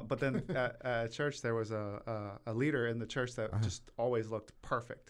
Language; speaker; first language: English; early bilingual, other home language; Korean